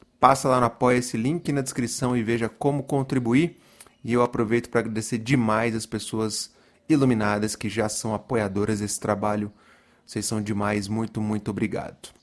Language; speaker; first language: Portuguese; native; Portuguese